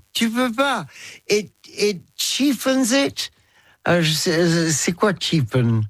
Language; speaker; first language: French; non-native, fluent; English